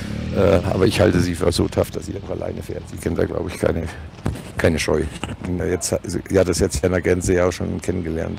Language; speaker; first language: German; native; German